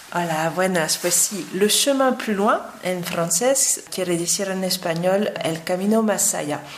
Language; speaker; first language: Spanish; non-native, fluent; French